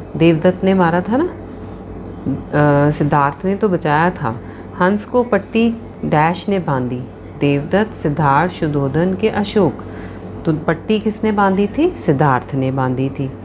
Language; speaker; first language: Hindi; non-native, local second language; Punjabi